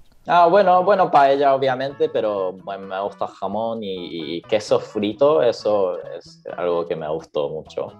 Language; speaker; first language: Spanish; non-native, fluent; Japanese